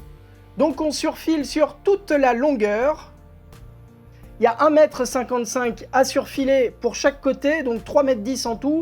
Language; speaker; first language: French; native; French